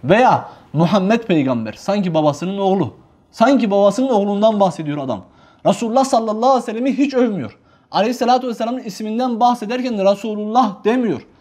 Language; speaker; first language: Turkish; native; Turkish